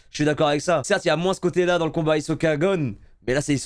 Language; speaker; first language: French; native; French